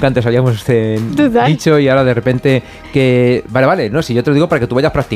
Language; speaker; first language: Spanish; native; Spanish